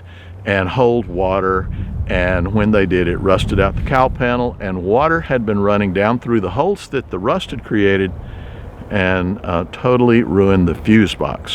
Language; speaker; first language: English; native; English